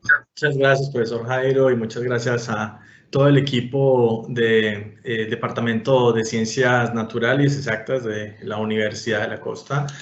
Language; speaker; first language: Spanish; native; Spanish